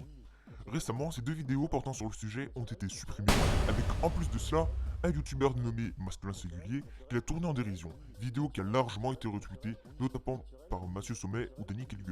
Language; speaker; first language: French; native; French